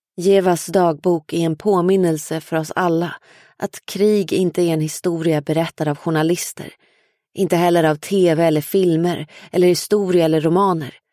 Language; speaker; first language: Swedish; native; Swedish